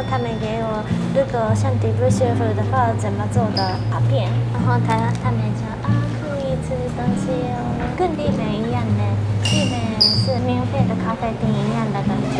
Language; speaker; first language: Chinese; non-native, learner; Japanese